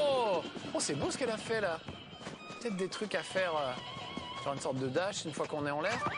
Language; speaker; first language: French; native; French